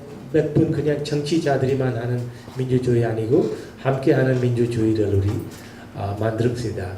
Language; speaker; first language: Korean; non-native, learner; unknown